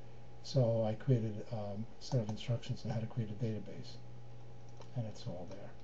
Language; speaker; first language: English; native; English